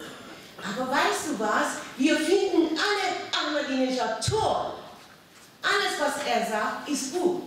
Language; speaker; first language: German; non-native, fluent; Persian